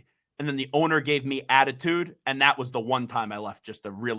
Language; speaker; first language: English; native; English